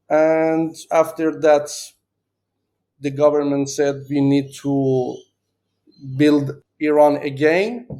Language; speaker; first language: English; non-native, learner; Persian